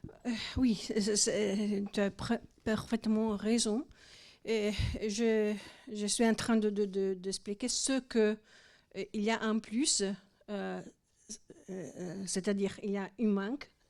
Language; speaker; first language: French; non-native, fluent; Italian